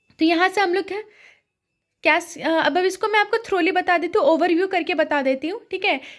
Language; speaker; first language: Hindi; native; Hindi